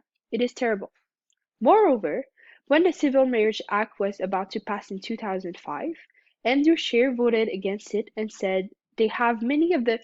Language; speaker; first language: English; non-native, local second language; French